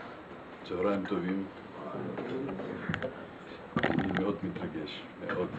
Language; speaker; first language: Hebrew; non-native, fluent; Russian